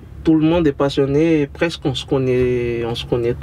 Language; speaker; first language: French; non-native, local second language; Malagasy